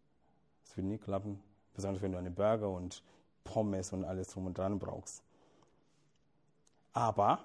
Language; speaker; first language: German; non-native, fluent; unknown